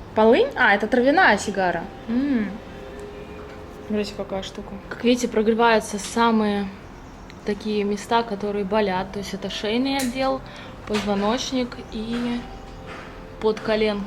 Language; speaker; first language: Russian; native; Russian